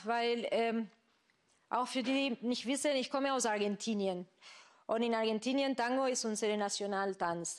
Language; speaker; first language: German; non-native, fluent; Spanish